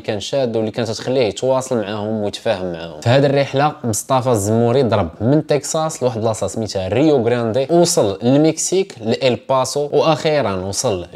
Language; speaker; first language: Arabic; native; Arabic